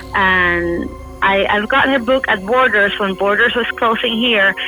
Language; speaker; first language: English; non-native, fluent; Spanish